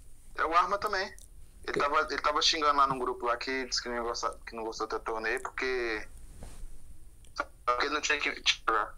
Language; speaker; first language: Portuguese; native; Portuguese